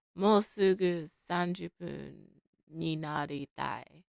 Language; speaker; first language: Japanese; non-native, learner; English